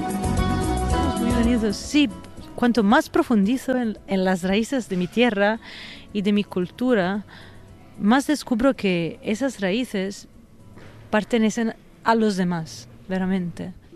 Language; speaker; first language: Spanish; non-native, fluent; Italian